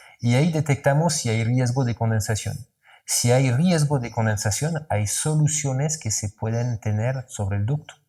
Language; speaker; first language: Spanish; non-native, fluent; French